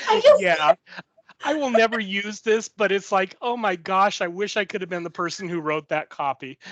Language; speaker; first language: English; native; English